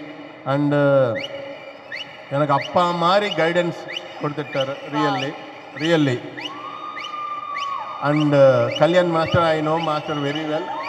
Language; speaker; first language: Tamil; non-native, learner; Telugu